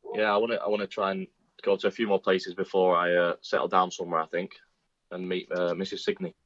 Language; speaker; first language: English; native; English